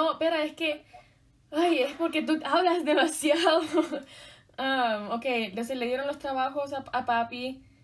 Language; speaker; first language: Spanish; early bilingual, heritage; Spanish